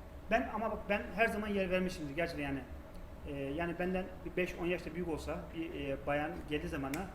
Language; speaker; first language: Turkish; native; Turkish